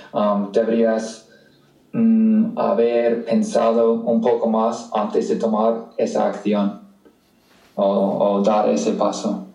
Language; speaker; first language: Spanish; non-native, fluent; English